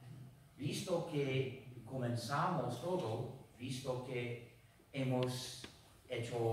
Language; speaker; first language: Spanish; non-native, fluent; English